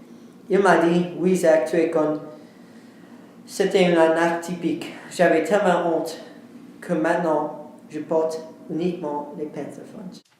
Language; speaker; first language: French; non-native, learner; English